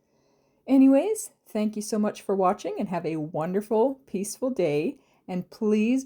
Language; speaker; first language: English; native; English